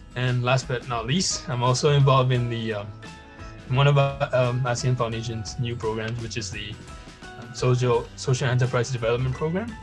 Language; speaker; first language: English; non-native, fluent; Burmese